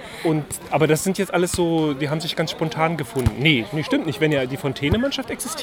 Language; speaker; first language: German; native; German